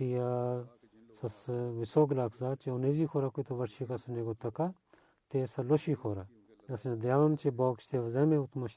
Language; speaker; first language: Bulgarian; non-native, learner; Urdu